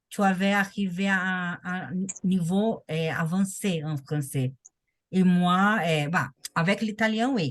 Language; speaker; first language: French; non-native, learner; Portuguese